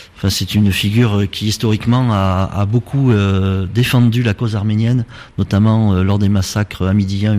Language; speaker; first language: French; native; French